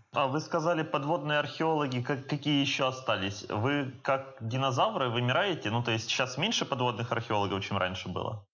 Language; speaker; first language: Russian; native; Russian